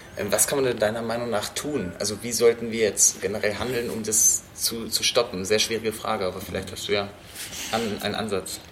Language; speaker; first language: German; native; German